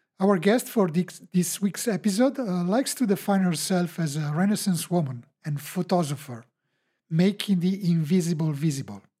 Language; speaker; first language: English; non-native, fluent; Italian